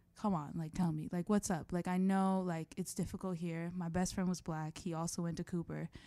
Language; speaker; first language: English; native; English